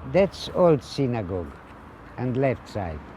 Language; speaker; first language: English; non-native, learner; Ladino